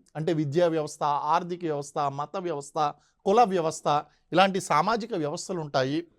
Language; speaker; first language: Telugu; native; Telugu